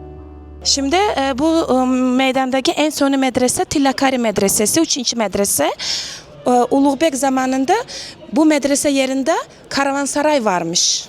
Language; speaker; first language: Turkish; non-native, learner; Uzbek